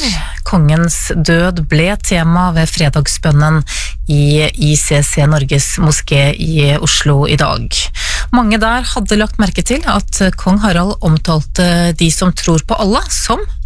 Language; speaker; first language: Norwegian; native; Norwegian